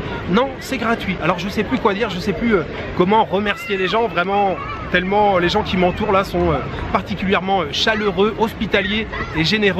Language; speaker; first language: French; native; French